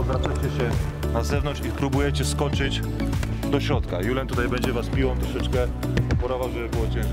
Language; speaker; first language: Polish; native; Polish